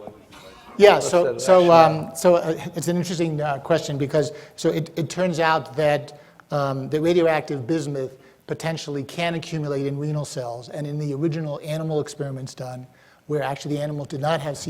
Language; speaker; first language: English; native; English